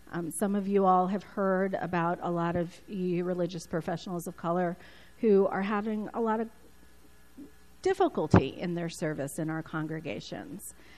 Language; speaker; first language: English; early bilingual, other home language; Spanish